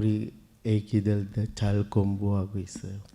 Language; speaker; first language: Korean; non-native, learner; Sinhala